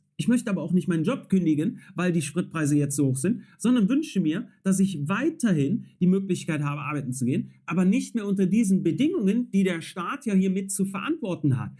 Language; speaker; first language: German; native; German